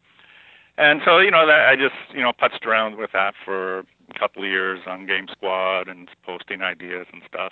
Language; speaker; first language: English; native; English